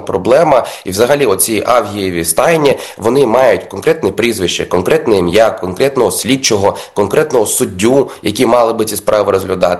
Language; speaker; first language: Ukrainian; native; Ukrainian